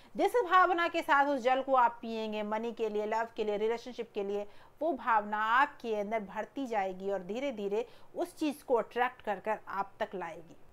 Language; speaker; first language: Hindi; native; Hindi